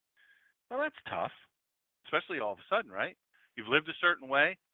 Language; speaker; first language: English; native; English